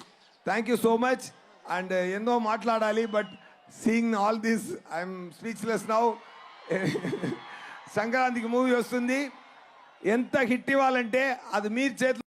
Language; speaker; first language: Telugu; non-native, local second language; Tamil